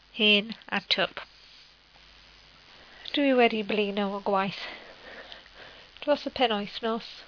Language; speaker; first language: Welsh; non-native, learner; English